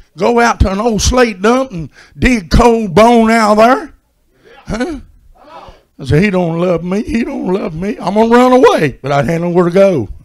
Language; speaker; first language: English; native; English